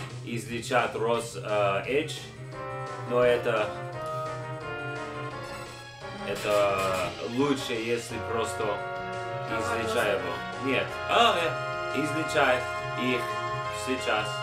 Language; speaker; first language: Russian; non-native, learner; English